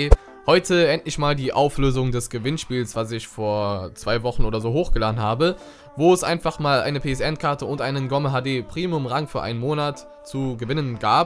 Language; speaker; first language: German; native; German